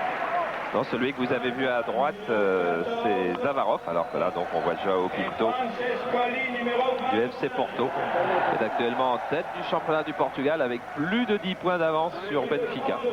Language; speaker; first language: French; native; French